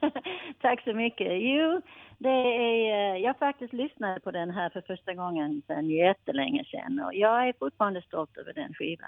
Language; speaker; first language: Swedish; non-native, fluent; English